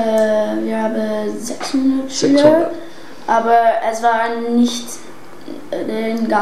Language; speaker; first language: German; non-native, learner; Dutch